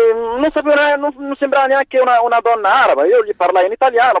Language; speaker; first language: Italian; non-native, fluent; Arabic